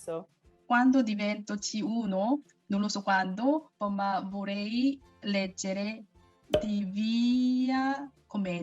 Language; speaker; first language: Italian; non-native, learner; Korean